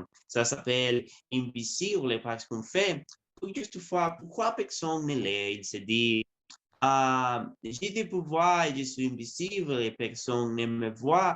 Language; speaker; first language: French; non-native, learner; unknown